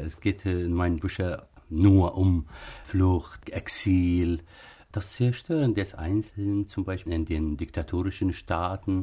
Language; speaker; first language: German; non-native, fluent; Arabic